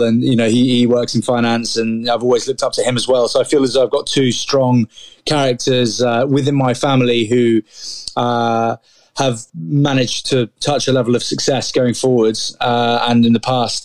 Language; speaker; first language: English; native; English